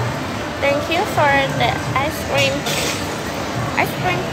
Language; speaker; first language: English; non-native, learner; Thai